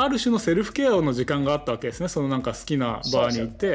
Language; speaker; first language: Japanese; native; Japanese